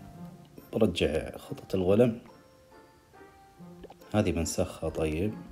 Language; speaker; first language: Arabic; native; Arabic